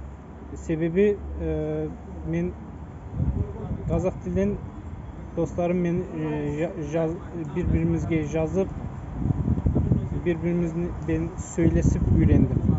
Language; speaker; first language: Kazakh; non-native, fluent; Azerbaijani